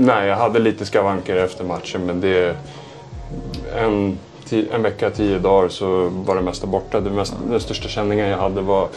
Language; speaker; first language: Swedish; native; Swedish